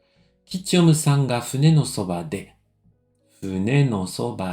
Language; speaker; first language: Japanese; non-native, fluent; French